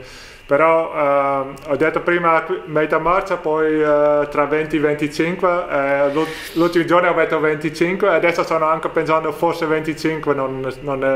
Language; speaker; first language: Italian; non-native, learner; Dutch